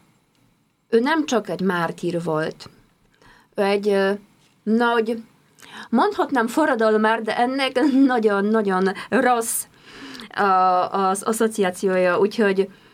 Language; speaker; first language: Hungarian; non-native, fluent; Polish